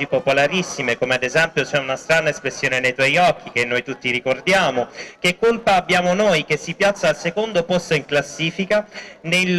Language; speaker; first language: Italian; native; Italian